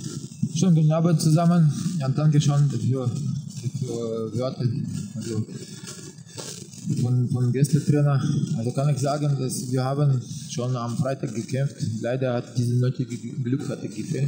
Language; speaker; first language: German; non-native, learner; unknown